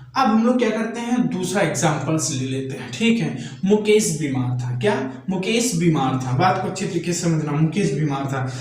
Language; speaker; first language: Hindi; native; Hindi